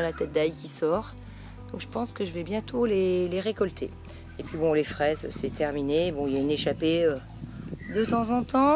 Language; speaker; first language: French; native; French